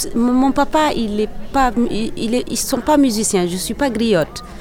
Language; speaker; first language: French; non-native, local second language; Serer